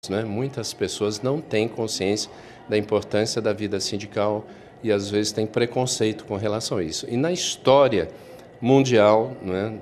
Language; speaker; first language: Portuguese; native; Portuguese